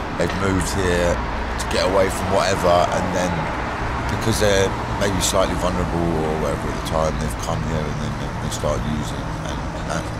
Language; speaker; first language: English; native; English